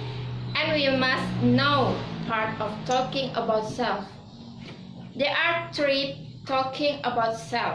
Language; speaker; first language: English; non-native, learner; Indonesian